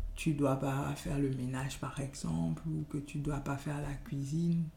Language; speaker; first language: French; non-native, local second language; Yoruba